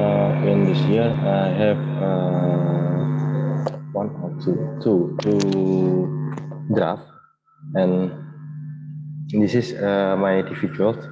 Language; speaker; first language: English; non-native, learner; Indonesian